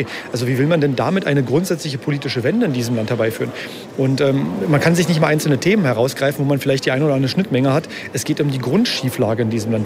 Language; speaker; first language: German; native; German